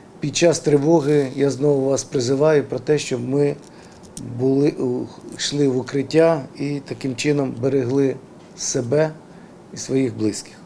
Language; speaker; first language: Ukrainian; native; Ukrainian